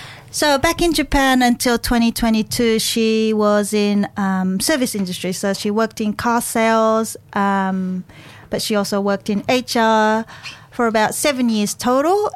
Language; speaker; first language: English; non-native, fluent; Japanese